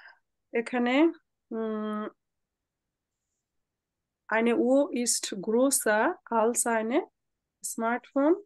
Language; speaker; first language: German; non-native, fluent; Bangla